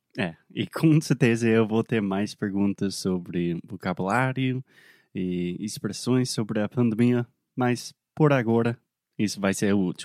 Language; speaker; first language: Portuguese; non-native, fluent; English